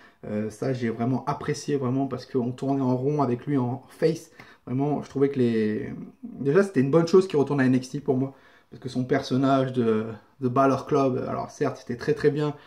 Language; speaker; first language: French; native; French